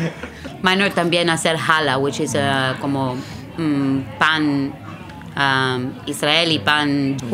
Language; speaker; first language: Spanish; non-native, learner; Hebrew